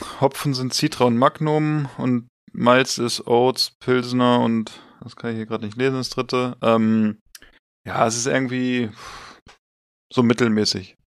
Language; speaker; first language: German; native; German